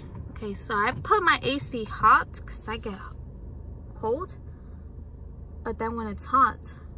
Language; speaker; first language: English; early bilingual, other home language; Spanish